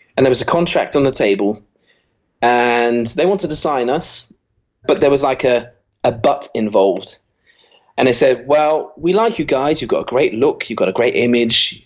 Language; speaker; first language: English; native; English